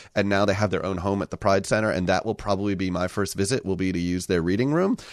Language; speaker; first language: English; native; English